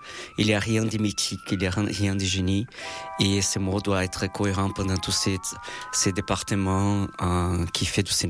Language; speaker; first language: French; non-native, fluent; Portuguese